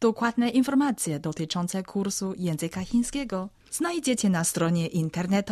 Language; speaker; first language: Polish; non-native, fluent; Chinese